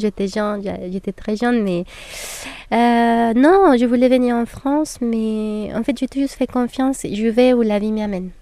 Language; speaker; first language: French; non-native, fluent; Spanish